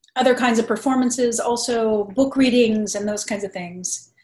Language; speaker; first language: English; native; English